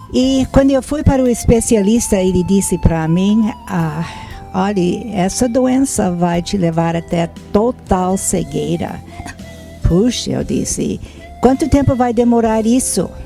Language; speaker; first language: Portuguese; non-native, fluent; English